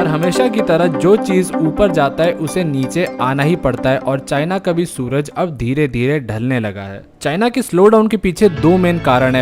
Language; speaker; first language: Hindi; native; Hindi